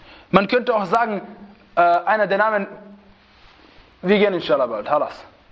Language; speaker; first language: German; non-native, fluent; Arabic